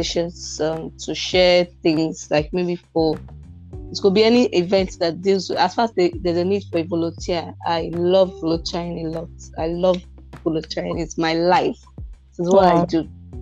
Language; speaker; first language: English; non-native, local second language; Igbo